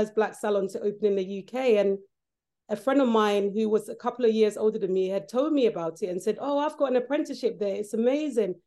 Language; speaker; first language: English; early bilingual, other home language; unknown